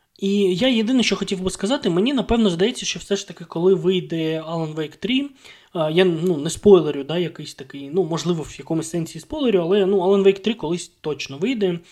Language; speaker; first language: Ukrainian; non-native, local second language; Russian